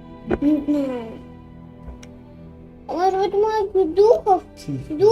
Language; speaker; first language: Russian; native; Russian